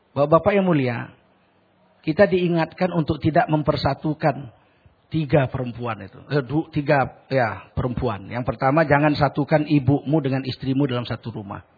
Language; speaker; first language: Indonesian; native; Indonesian